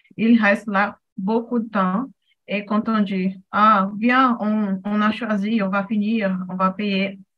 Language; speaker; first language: French; non-native, fluent; Portuguese